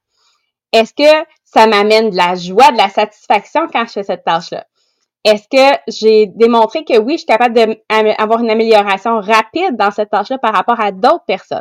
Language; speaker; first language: French; native; French